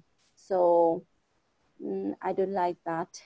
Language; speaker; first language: English; non-native, fluent; Vietnamese